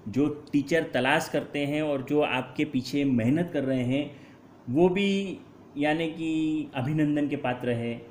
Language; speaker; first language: Hindi; non-native, local second language; Gujarati